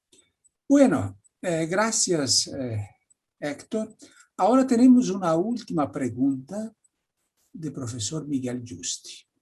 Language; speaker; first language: Spanish; non-native, fluent; Portuguese